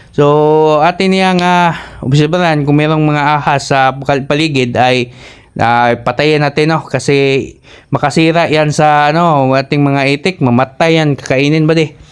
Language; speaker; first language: Filipino; non-native, local second language; Cebuano